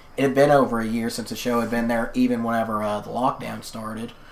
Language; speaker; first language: English; native; English